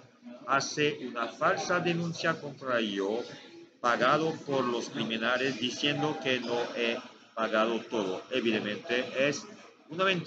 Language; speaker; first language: Spanish; non-native, learner; French